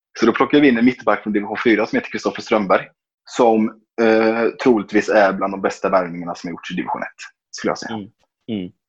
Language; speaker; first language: Swedish; native; Swedish